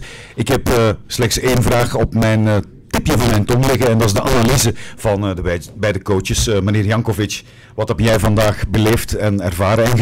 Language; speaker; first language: Dutch; native; Dutch